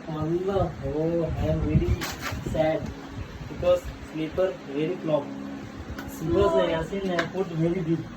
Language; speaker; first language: English; non-native, learner; Malayalam